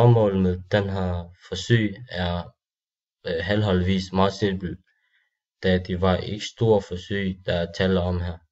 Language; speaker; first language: Danish; non-native, learner; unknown